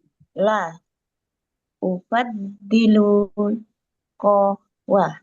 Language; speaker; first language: Arabic; non-native, learner; Indonesian